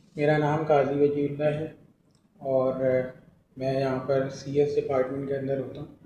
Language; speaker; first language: Hindi; native; Hindi